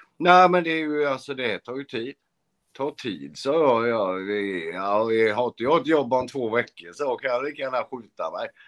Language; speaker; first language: Swedish; native; Swedish